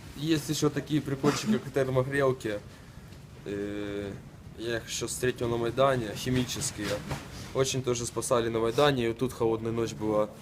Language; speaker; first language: Russian; native; Russian